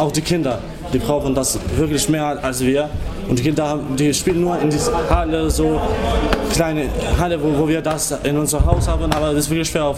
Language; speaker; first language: German; non-native, learner; Albanian